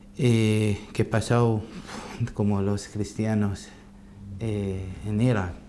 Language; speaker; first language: Spanish; non-native, learner; Arabic